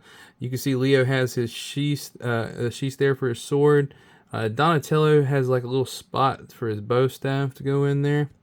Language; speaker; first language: English; native; English